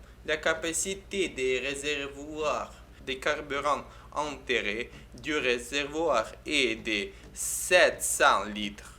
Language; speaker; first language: French; non-native, learner; Ukrainian